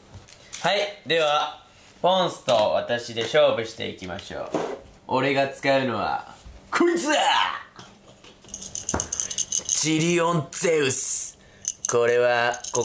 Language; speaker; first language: Japanese; native; Japanese